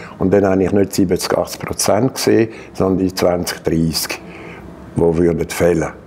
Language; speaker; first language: German; non-native, local second language; French